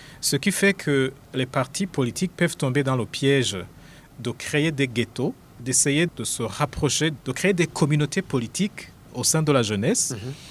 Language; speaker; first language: French; non-native, local second language; Rundi